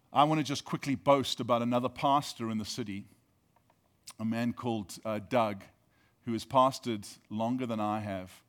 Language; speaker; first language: English; native; English